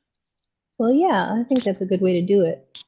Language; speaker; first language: English; native; English